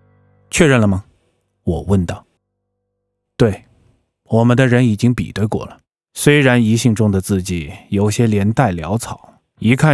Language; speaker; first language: Chinese; native; Chinese